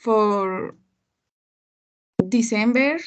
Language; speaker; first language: English; non-native, learner; Spanish